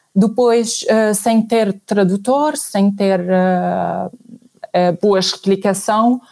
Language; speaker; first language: Portuguese; non-native, fluent; Arabic